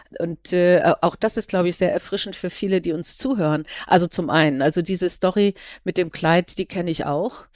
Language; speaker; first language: German; native; German